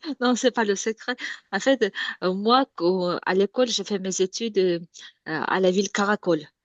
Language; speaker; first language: French; non-native, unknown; Kyrgyz